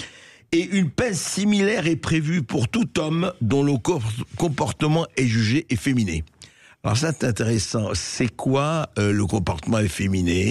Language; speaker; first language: French; native; French